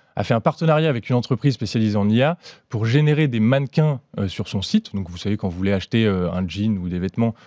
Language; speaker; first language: French; native; French